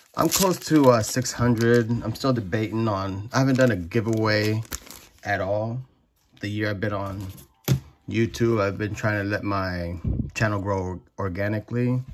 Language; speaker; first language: English; native; English